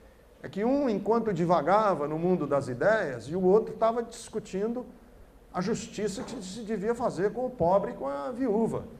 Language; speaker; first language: Portuguese; native; Portuguese